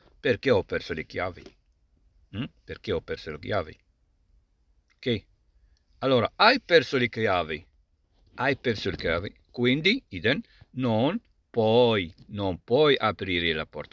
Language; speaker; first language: Italian; non-native, fluent; Arabic